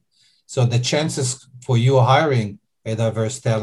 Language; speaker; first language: English; non-native, fluent; Hebrew